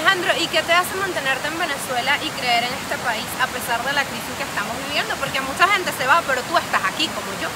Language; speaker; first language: Spanish; native; Spanish